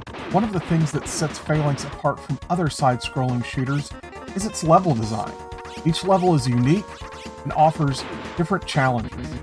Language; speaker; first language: English; native; English